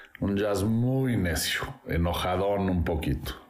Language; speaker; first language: Spanish; native; Spanish